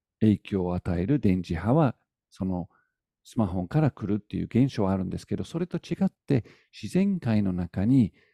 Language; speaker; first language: Japanese; non-native, fluent; English